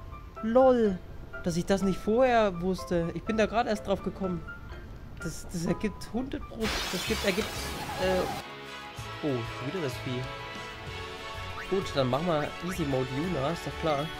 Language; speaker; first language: German; native; German